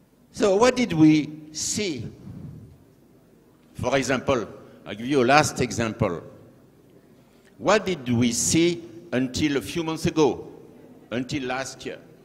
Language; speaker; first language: English; non-native, fluent; French